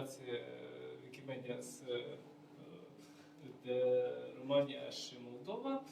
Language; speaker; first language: Romanian; non-native, learner; Ukrainian